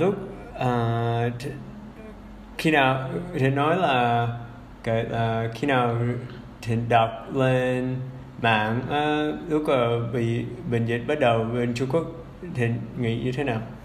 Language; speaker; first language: Vietnamese; early bilingual, heritage; English